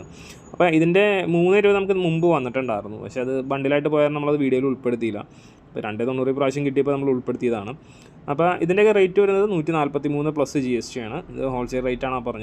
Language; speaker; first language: Malayalam; native; Malayalam